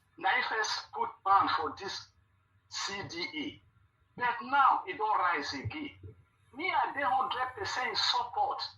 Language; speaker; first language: Nigerian Pidgin; non-native, local second language; Bini